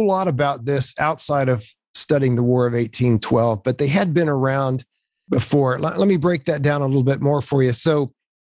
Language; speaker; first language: English; native; English